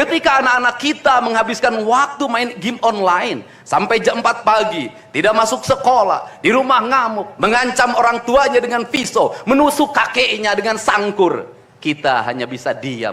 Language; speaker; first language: Indonesian; native; Indonesian